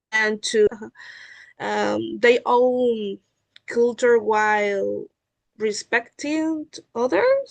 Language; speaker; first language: English; non-native, learner; Spanish